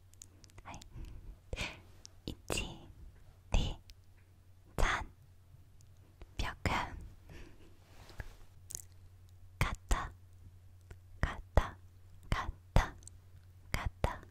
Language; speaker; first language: Japanese; non-native, learner; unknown